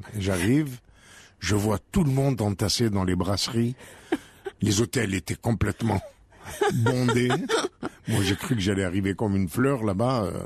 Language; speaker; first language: French; native; French